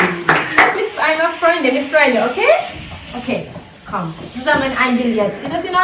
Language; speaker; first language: German; non-native, learner; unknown